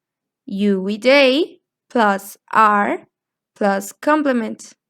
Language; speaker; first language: English; non-native, fluent; Spanish